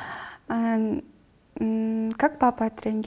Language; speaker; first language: Russian; non-native, local second language; Kyrgyz